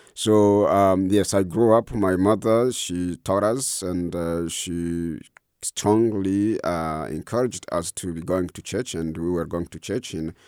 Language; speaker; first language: English; non-native, fluent; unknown